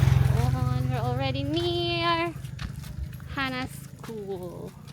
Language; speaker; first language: English; non-native, local second language; Filipino